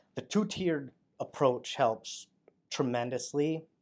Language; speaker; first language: English; native; English